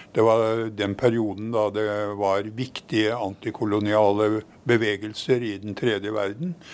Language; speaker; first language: Norwegian; native; Norwegian